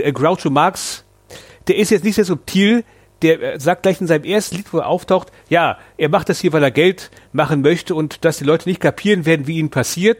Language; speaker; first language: German; native; German